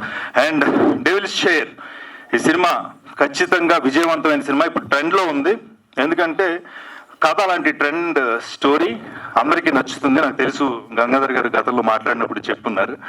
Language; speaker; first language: Telugu; native; Telugu